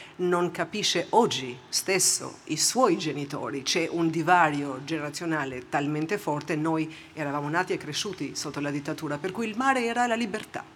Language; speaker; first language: Italian; non-native, local second language; Albanian